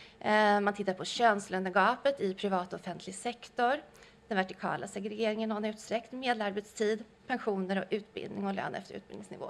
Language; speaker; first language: Swedish; native; Swedish